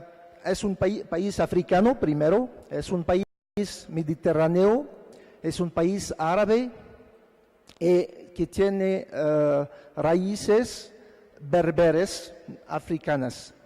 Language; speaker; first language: Spanish; non-native, fluent; Arabic